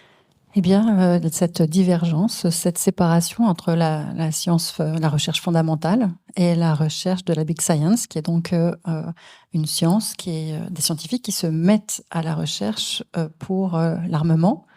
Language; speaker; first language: French; native; French